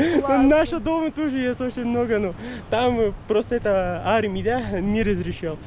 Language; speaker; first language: Russian; non-native, learner; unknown